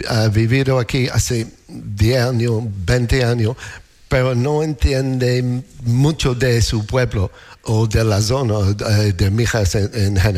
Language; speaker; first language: Spanish; non-native, learner; English